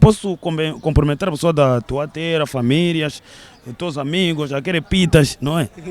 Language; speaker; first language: Portuguese; non-native, learner; Kinyarwanda